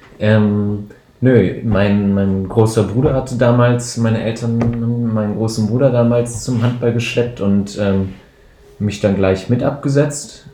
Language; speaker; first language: German; native; German